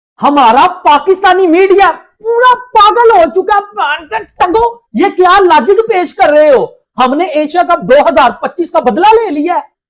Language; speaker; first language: Urdu; non-native, local second language; Punjabi